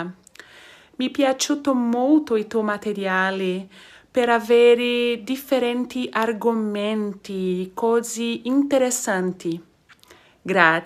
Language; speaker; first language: Italian; non-native, learner; Portuguese